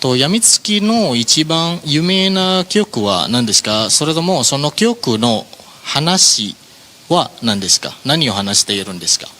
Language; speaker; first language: Japanese; non-native, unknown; Indonesian